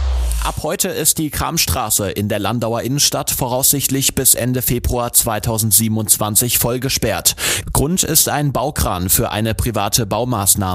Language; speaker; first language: German; native; German